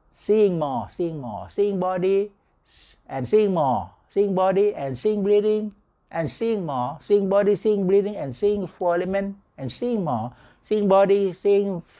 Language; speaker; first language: English; non-native, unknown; Thai